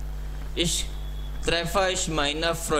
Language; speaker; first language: German; non-native, learner; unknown